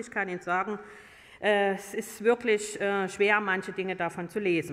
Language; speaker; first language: German; native; German